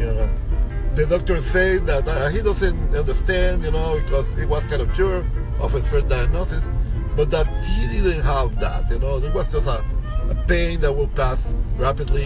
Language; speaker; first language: English; non-native, fluent; Spanish